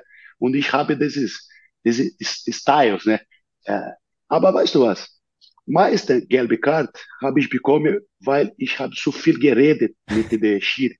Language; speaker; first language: German; non-native, learner; Portuguese